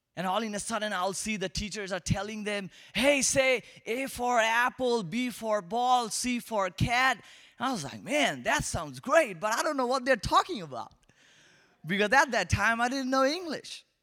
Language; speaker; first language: English; non-native, local second language; Bangla